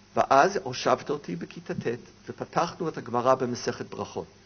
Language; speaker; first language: Hebrew; non-native, fluent; English